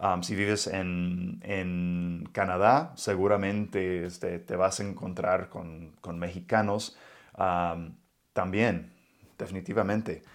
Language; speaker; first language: Spanish; non-native, fluent; English